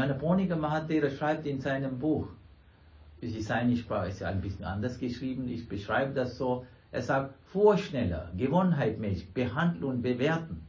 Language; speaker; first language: German; non-native, fluent; Sinhala